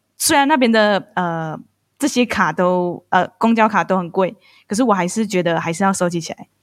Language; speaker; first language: Chinese; native; Chinese